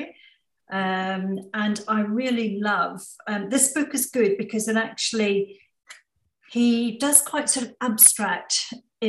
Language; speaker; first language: English; native; English